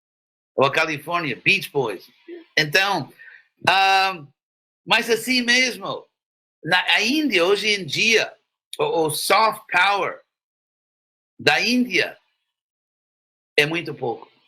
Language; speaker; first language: Portuguese; non-native, fluent; English